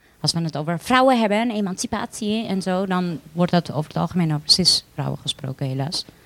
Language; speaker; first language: Dutch; early bilingual, other home language; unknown